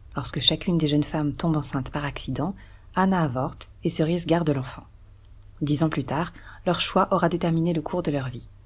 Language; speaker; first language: French; native; French